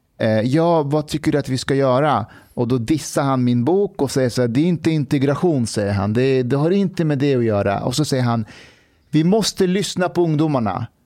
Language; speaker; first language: Swedish; early bilingual, other home language; Persian